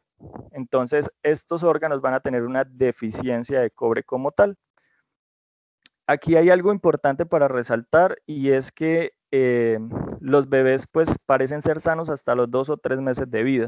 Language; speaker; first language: Spanish; native; Spanish